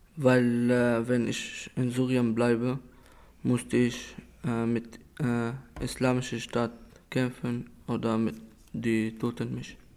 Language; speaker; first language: German; non-native, learner; Arabic